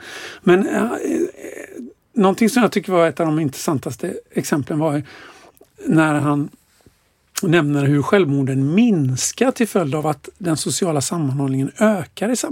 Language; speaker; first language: Swedish; native; Swedish